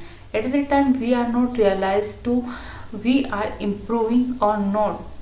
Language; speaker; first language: English; non-native, learner; Hindi